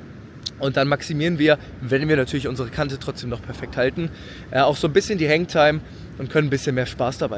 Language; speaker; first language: German; native; German